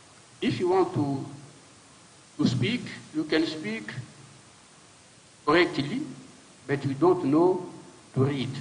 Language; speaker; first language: English; non-native, learner; French